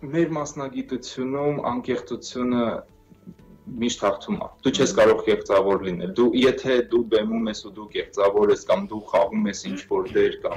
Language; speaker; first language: Armenian; native; Armenian